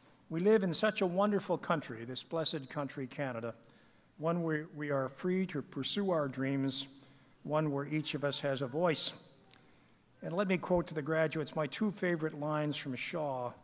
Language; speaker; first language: English; native; English